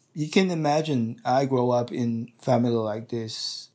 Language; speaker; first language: English; non-native, fluent; Chinese